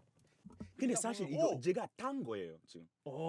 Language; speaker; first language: Korean; non-native, fluent; English